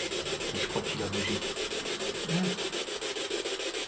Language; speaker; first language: French; native; French